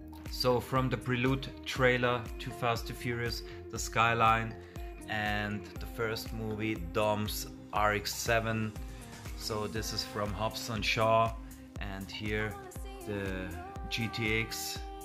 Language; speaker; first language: English; non-native, learner; German